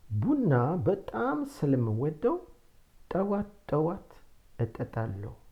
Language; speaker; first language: Amharic; non-native, fluent; French